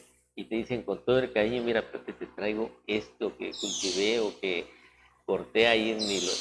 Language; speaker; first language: Spanish; native; Spanish